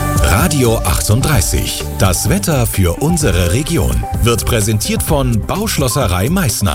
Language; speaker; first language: German; native; German